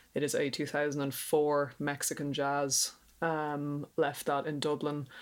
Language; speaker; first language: English; native; English